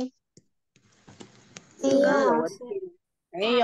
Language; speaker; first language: Chinese; non-native, fluent; Indonesian